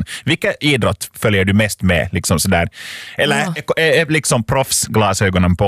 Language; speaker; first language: Swedish; native; Swedish